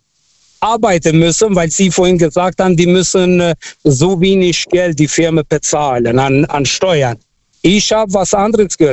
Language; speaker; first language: German; non-native, fluent; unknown